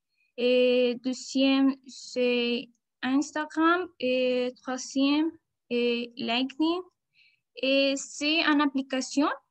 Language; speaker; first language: French; non-native, learner; Spanish